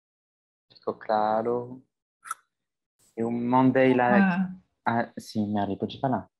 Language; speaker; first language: Portuguese; non-native, fluent; French